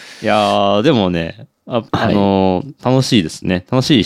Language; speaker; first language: Japanese; native; Japanese